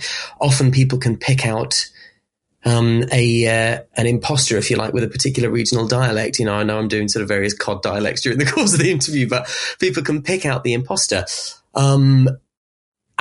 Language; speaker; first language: English; native; English